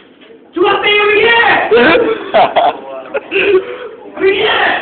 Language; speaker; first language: French; non-native, learner; English